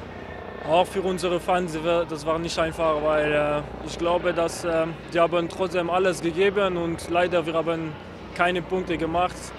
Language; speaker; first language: German; non-native, fluent; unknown